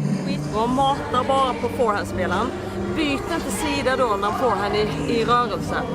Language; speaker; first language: Swedish; native; Swedish